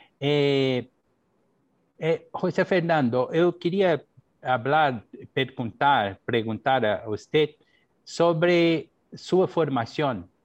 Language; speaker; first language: Portuguese; non-native, fluent; Spanish